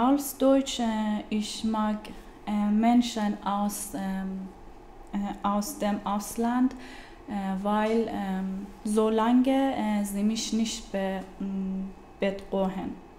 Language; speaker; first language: German; non-native, learner; Persian